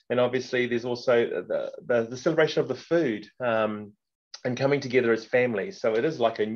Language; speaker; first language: English; native; English